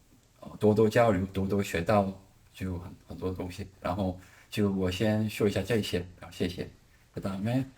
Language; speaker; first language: Chinese; non-native, learner; Korean